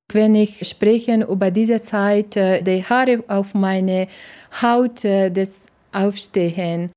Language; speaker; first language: German; non-native, learner; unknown